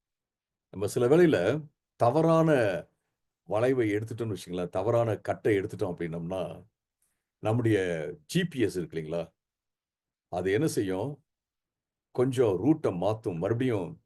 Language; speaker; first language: Tamil; native; Tamil